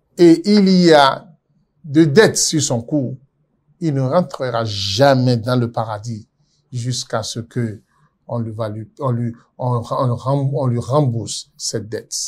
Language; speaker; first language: French; non-native, local second language; Yoruba